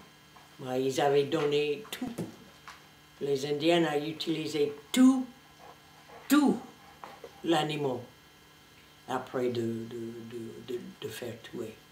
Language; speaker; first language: French; non-native, fluent; English